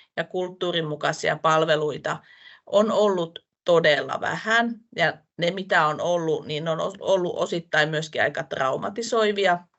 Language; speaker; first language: Finnish; non-native, local second language; Northern Sami